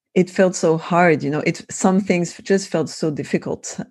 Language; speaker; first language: English; non-native, fluent; French